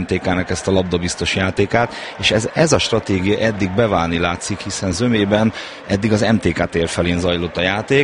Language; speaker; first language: Hungarian; native; Hungarian